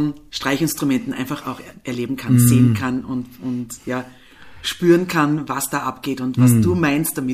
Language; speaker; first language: German; native; German